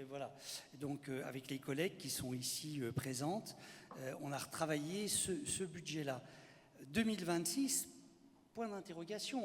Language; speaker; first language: French; native; French